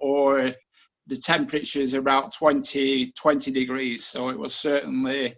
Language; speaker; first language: English; native; English